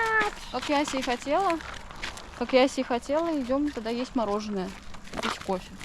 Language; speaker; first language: Russian; native; Russian